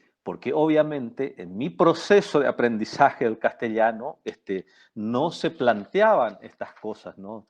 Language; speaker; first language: Spanish; non-native, local second language; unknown